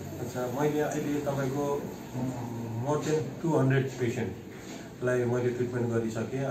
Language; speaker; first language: Nepali; native; Nepali